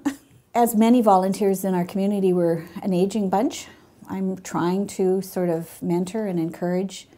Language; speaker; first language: English; native; English